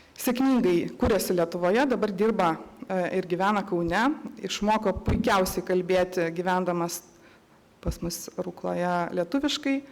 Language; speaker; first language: Lithuanian; native; Lithuanian